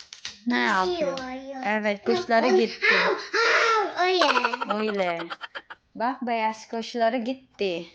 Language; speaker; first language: Turkish; non-native, learner; Filipino